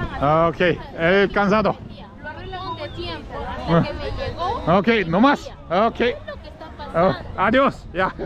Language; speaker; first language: Spanish; non-native, learner; Korean